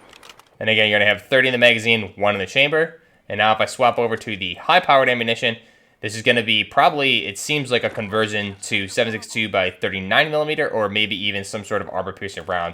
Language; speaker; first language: English; native; English